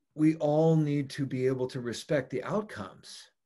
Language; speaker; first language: English; native; English